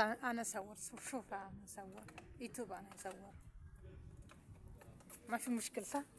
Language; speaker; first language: Arabic; non-native, learner; Amharic